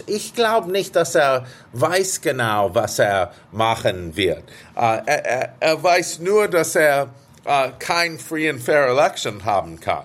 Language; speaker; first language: German; non-native, fluent; English